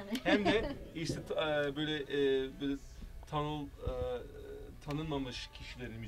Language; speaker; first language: Turkish; early bilingual, heritage; Turkish